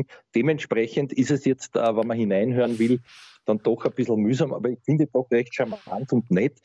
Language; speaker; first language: German; native; German